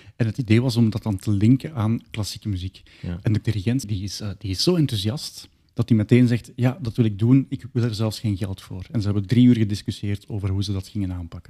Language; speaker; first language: Dutch; native; Dutch